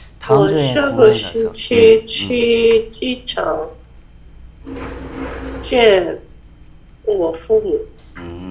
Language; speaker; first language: Chinese; non-native, learner; Korean